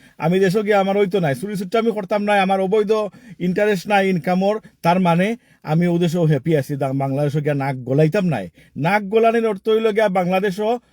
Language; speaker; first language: Bangla; early bilingual, heritage; Sylheti